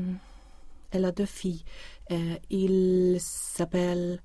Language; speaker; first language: French; non-native, learner; Swedish